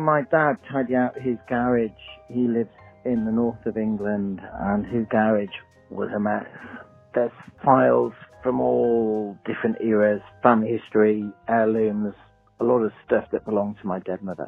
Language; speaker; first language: English; native; English